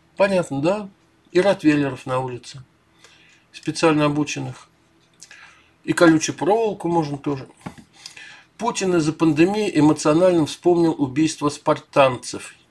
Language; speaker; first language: Russian; native; Russian